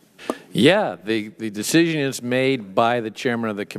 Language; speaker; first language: English; native; English